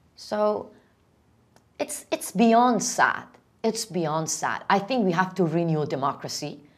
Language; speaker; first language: English; non-native, fluent; Persian